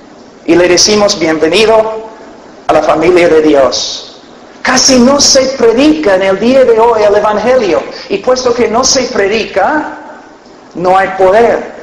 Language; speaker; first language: Spanish; non-native, fluent; English